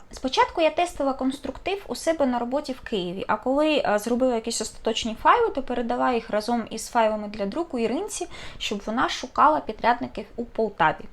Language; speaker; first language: Ukrainian; non-native, local second language; Russian